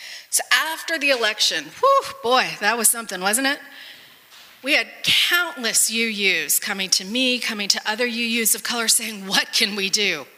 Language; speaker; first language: English; early bilingual, other home language; Spanish